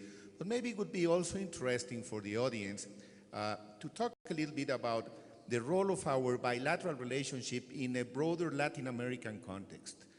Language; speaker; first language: English; non-native, fluent; Spanish